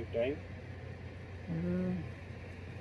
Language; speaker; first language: English; non-native, learner; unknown